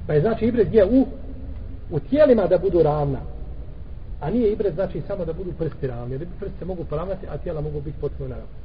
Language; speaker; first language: Bosnian; native; Bosnian